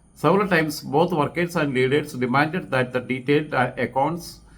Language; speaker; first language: English; non-native, local second language; Malayalam